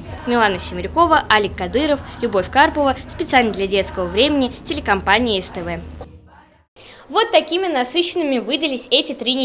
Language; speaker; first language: Russian; native; Russian